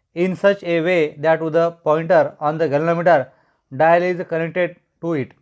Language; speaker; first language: English; non-native, local second language; Marathi